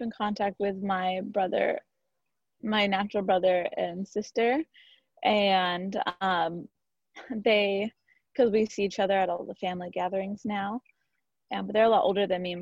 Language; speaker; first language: English; native; English